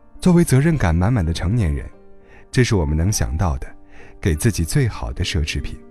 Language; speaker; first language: Chinese; native; Chinese